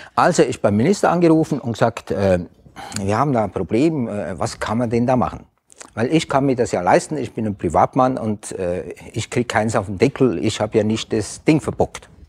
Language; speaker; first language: German; native; German